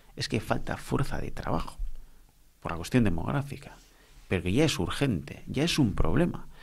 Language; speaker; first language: Spanish; non-native, local second language; Basque